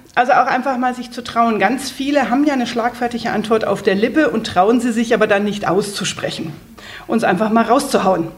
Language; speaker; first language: German; native; German